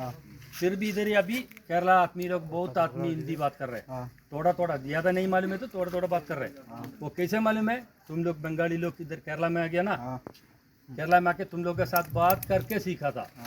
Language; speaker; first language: Hindi; non-native, local second language; Malayalam